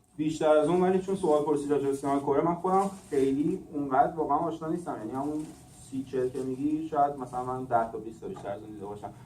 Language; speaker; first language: Persian; early bilingual, heritage; English